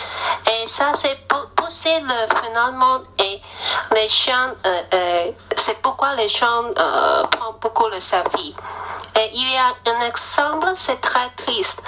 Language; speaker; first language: French; non-native, learner; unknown